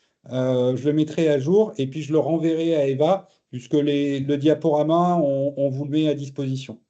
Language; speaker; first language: French; native; French